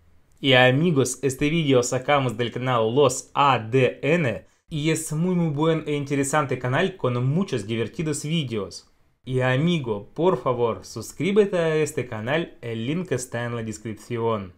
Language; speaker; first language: Spanish; non-native, learner; Russian